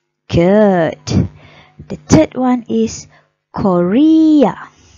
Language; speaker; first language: English; non-native, local second language; Malay